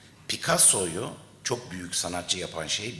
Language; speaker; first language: Turkish; native; Turkish